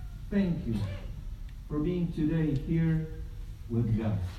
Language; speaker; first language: English; non-native, fluent; Ukrainian